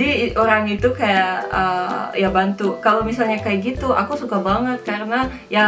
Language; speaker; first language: Indonesian; non-native, fluent; Russian